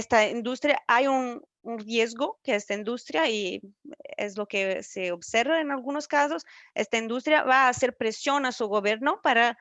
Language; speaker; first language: Spanish; non-native, fluent; French